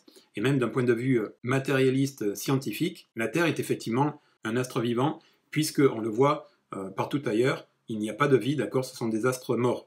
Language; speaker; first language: French; native; French